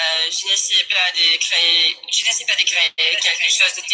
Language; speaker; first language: French; non-native, learner; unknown